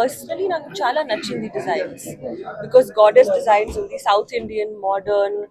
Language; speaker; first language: Telugu; non-native, learner; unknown